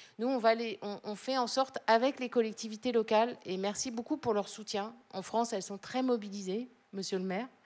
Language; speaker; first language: French; native; French